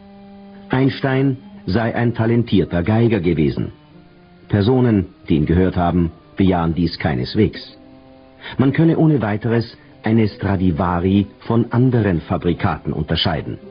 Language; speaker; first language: German; native; German